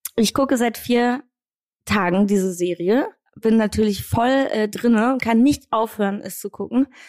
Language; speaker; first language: German; native; German